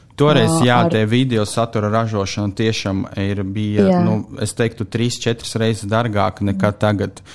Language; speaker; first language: Latvian; non-native, local second language; Russian